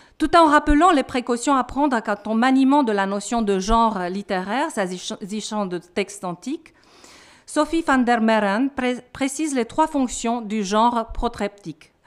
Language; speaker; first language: French; non-native, fluent; Romanian